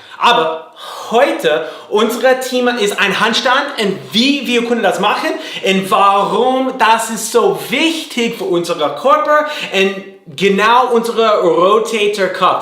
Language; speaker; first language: German; non-native, learner; English